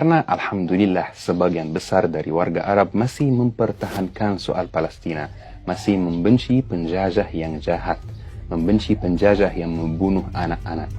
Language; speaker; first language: Indonesian; non-native, fluent; Arabic